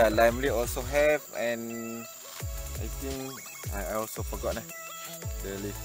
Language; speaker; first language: English; non-native, learner; Malay